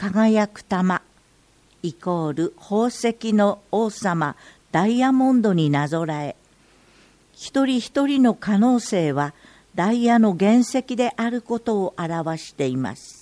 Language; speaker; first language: Japanese; native; Japanese